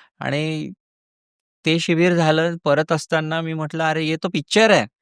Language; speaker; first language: Marathi; native; Marathi